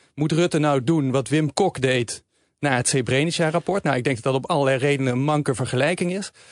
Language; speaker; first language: Dutch; native; Dutch